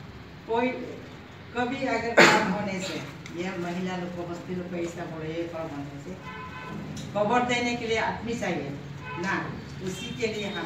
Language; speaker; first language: Hindi; non-native, local second language; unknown